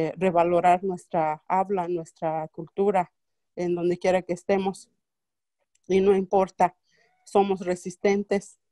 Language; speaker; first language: Spanish; non-native, local second language; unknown